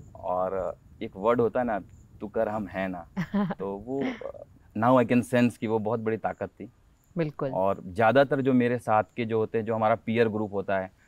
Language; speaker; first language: Hindi; native; Hindi